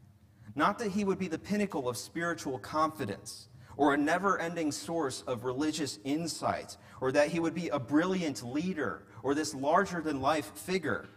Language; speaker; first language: English; native; English